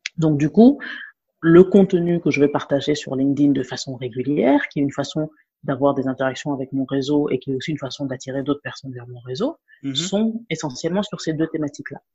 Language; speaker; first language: French; non-native, local second language; Wolof